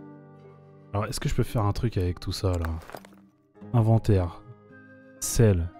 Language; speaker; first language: French; native; French